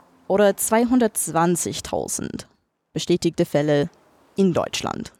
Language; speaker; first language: German; non-native, fluent; English